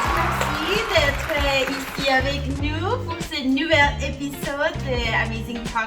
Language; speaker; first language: French; non-native, learner; English